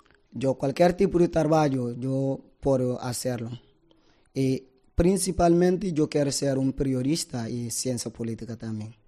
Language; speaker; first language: Spanish; non-native, learner; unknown